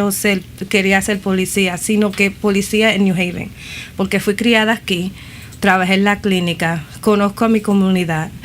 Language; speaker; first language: Spanish; early bilingual, other home language; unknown